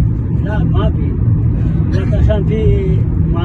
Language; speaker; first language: Arabic; non-native, learner; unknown